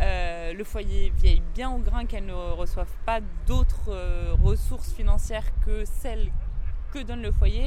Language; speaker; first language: French; native; French